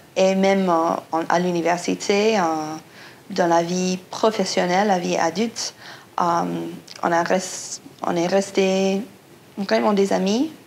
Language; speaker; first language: French; non-native, local second language; English